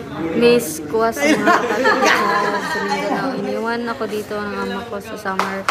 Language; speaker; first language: Filipino; non-native, local second language; Cebuano